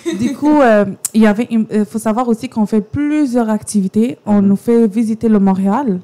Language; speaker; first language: French; non-native, fluent; Arabic